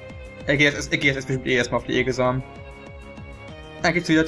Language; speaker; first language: German; native; German